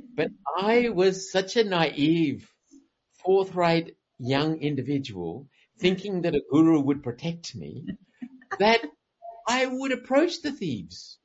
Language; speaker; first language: English; native; English